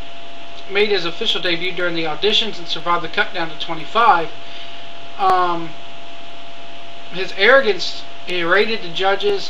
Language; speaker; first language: English; native; English